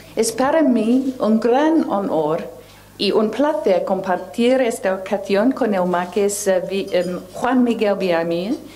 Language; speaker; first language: Spanish; non-native, learner; English